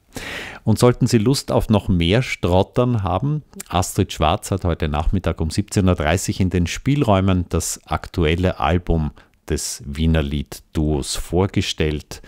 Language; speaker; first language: German; native; German